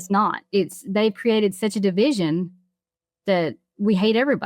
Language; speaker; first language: English; native; English